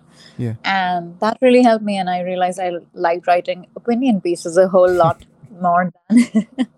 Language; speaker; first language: English; non-native, local second language; Hindi